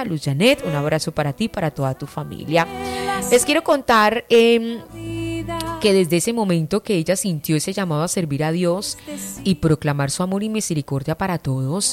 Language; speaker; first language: Spanish; native; Spanish